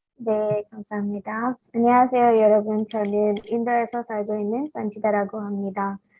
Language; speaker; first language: Korean; non-native, learner; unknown